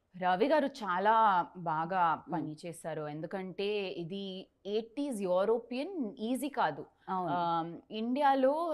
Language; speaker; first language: Telugu; non-native, learner; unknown